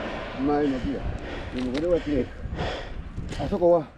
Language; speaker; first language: Japanese; non-native, learner; Filipino